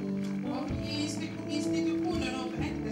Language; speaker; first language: Swedish; non-native, fluent; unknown